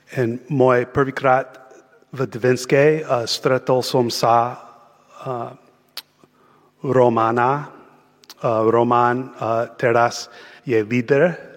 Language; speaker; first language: Slovak; non-native, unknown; English